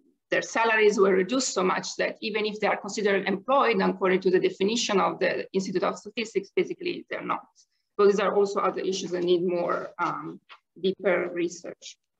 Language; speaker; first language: English; non-native, fluent; Italian